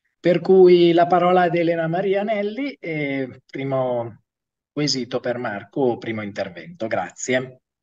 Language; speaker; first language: Italian; native; Italian